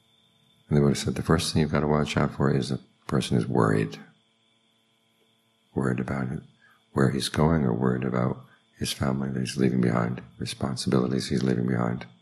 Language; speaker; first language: English; native; English